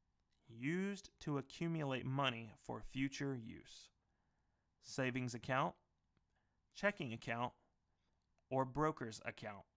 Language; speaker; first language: English; native; English